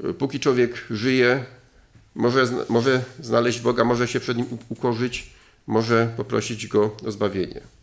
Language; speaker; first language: Polish; native; Polish